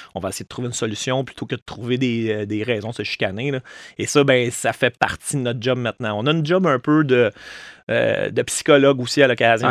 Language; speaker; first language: French; native; French